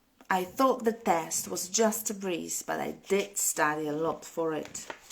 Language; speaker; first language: English; non-native, fluent; Polish